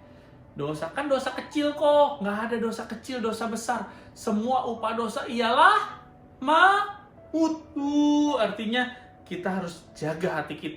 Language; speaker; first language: Indonesian; native; Indonesian